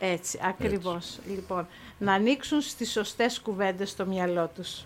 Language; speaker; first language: Greek; native; Greek